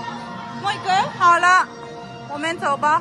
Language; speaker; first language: Chinese; non-native, learner; Japanese